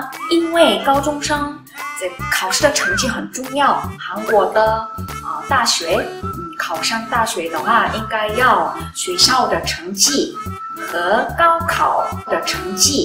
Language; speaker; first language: Chinese; non-native, learner; Korean